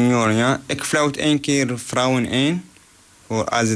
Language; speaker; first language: Dutch; non-native, learner; Arabic